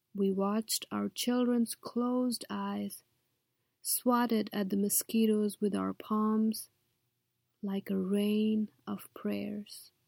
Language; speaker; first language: English; non-native, local second language; Nepali